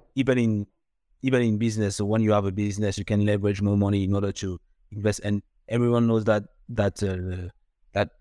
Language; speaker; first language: English; non-native, local second language; French